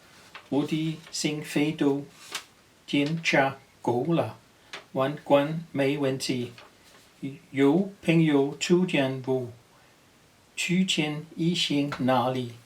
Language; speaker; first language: Chinese; non-native, learner; Danish